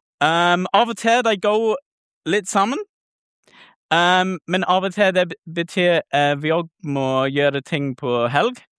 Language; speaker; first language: Norwegian; non-native, learner; English